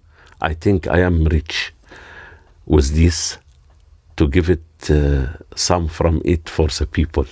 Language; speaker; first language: English; non-native, learner; Arabic